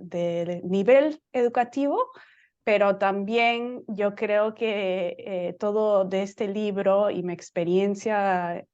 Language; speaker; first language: Spanish; non-native, fluent; English